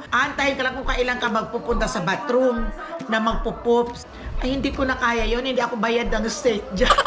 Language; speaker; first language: Filipino; non-native, local second language; Cebuano